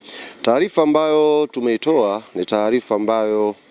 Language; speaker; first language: Swahili; native; Swahili